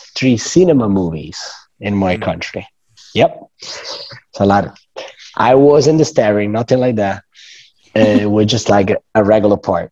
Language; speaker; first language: English; non-native, fluent; Italian